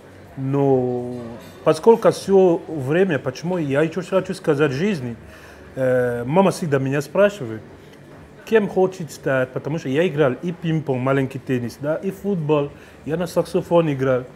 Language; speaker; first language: Russian; non-native, fluent; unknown